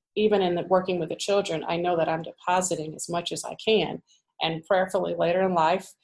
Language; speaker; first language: English; native; English